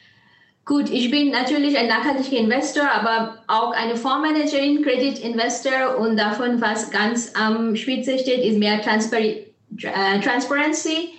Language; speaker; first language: German; non-native, fluent; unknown